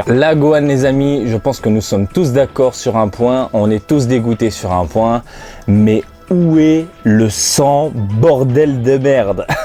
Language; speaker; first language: French; native; French